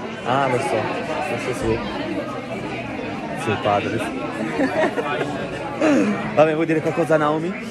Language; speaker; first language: Italian; non-native, learner; Arabic